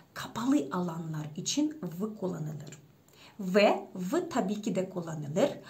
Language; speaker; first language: Turkish; non-native, fluent; Russian